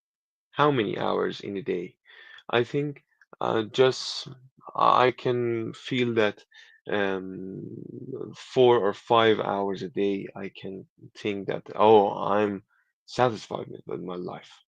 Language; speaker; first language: English; non-native, learner; Persian